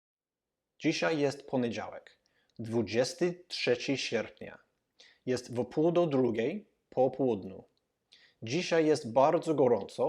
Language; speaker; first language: Polish; non-native, learner; English